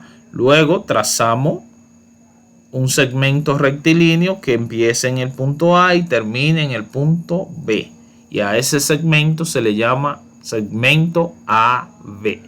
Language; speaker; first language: Spanish; native; Spanish